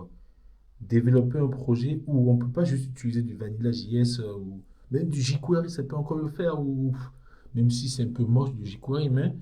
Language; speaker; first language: French; native; French